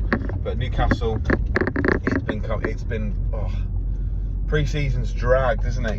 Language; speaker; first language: English; native; English